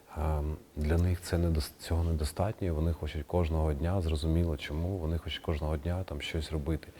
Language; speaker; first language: Ukrainian; native; Ukrainian